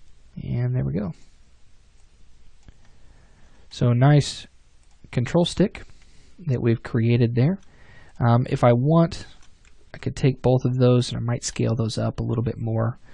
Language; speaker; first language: English; native; English